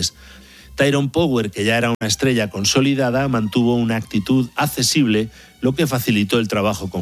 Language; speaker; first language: Spanish; native; Spanish